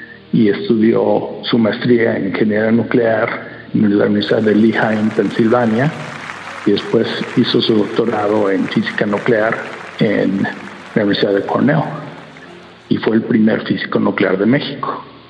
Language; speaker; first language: Spanish; early bilingual, heritage; Spanish